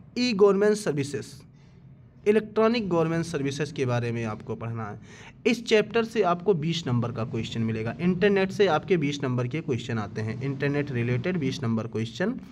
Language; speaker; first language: Hindi; native; Hindi